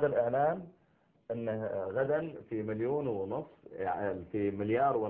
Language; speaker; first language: Arabic; native; Arabic